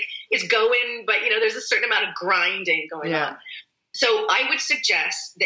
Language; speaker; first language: English; native; English